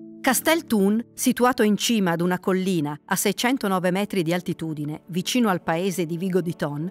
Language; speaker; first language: Italian; native; Italian